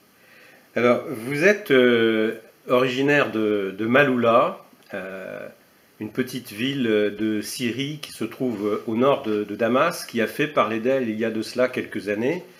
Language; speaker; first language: French; native; French